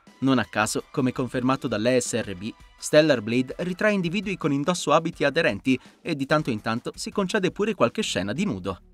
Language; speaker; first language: Italian; native; Italian